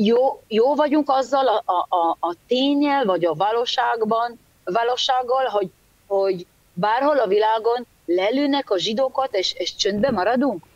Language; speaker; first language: Hungarian; early bilingual, heritage; Hebrew